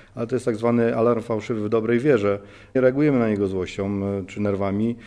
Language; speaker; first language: Polish; native; Polish